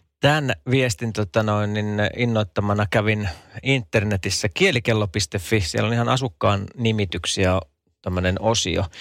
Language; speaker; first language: Finnish; native; Finnish